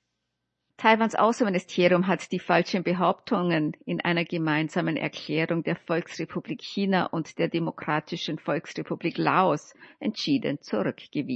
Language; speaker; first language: German; native; German